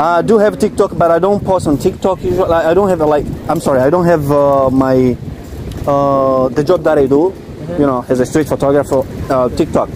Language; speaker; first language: English; non-native, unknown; Portuguese